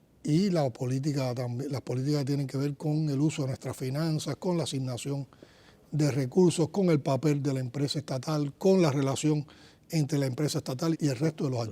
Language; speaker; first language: Spanish; native; Spanish